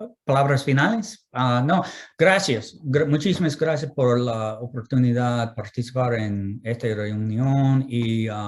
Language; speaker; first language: Spanish; non-native, fluent; English